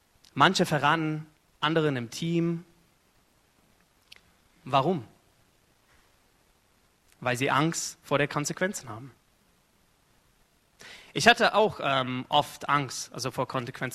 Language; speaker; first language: German; non-native, fluent; Arabic